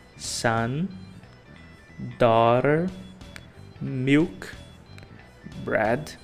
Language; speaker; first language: English; non-native, fluent; Portuguese